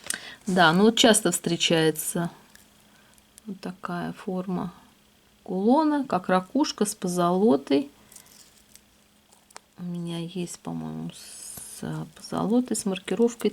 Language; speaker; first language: Russian; native; Russian